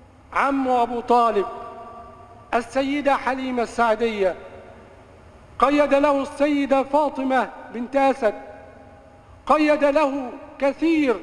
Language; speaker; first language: Arabic; native; Arabic